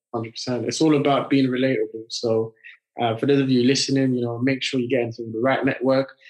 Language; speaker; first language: English; early bilingual, other home language; French